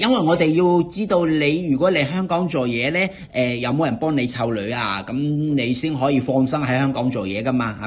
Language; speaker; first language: Cantonese; native; Cantonese